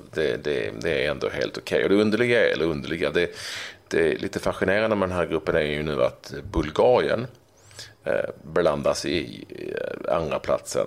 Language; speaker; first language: Swedish; native; Swedish